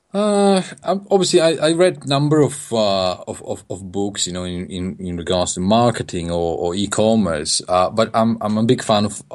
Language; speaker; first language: English; non-native, fluent; Polish